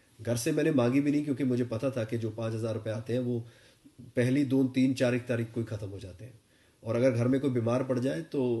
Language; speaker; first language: Hindi; non-native, local second language; Punjabi